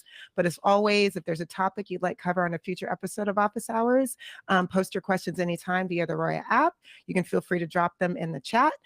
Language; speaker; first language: English; native; English